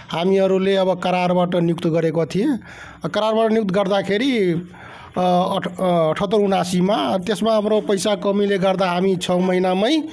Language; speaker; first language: Nepali; non-native, local second language; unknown